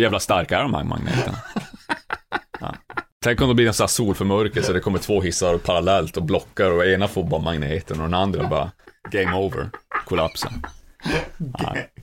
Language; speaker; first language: Swedish; native; Swedish